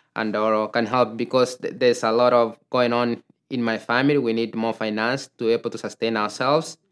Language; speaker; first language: English; non-native, local second language; Gusii